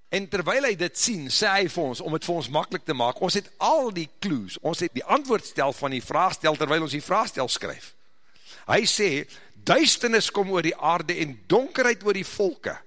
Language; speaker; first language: Afrikaans; native; Afrikaans